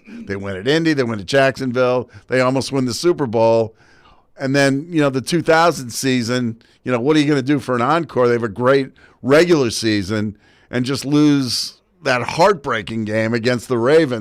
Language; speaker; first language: English; native; English